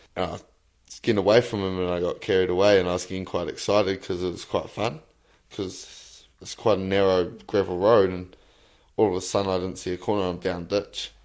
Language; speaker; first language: English; native; English